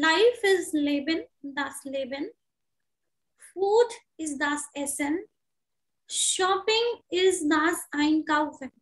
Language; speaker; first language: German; non-native, learner; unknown